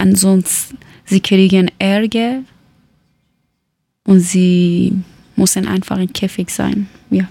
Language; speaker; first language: German; non-native, learner; Persian